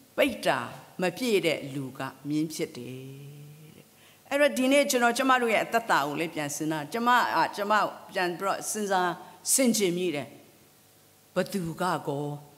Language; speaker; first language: Burmese; non-native, local second language; Kachin